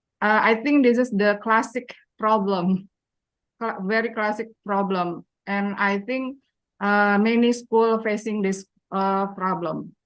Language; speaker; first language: English; non-native, learner; Indonesian